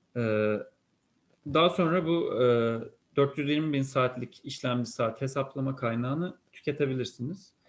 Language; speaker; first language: Turkish; native; Turkish